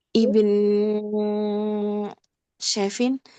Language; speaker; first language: German; non-native, learner; Indonesian